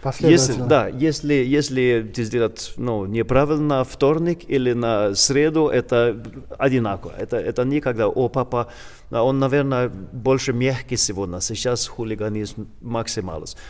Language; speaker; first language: Russian; non-native, learner; Swedish